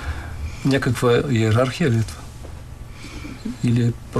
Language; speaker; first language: Bulgarian; native; Bulgarian